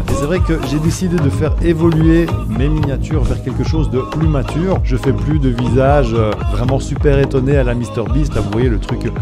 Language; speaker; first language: French; native; French